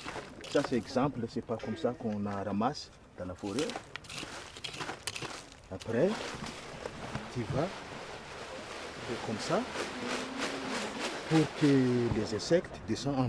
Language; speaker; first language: French; non-native, learner; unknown